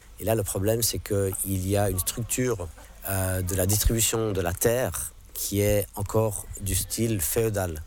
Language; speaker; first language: French; non-native, local second language; English